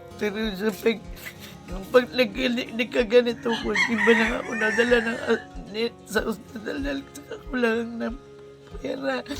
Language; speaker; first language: Filipino; native; Filipino